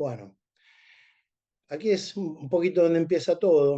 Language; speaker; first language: Spanish; native; Spanish